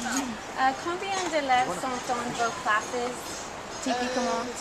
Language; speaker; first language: French; non-native, learner; English